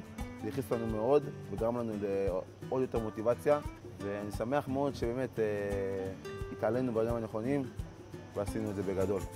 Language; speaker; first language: Hebrew; native; Hebrew